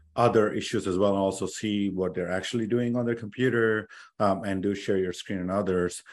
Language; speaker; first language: English; non-native, local second language; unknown